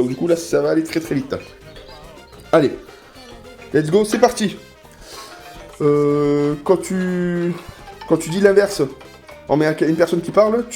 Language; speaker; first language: French; native; French